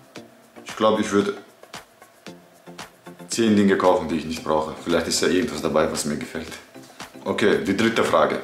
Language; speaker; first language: German; early bilingual, other home language; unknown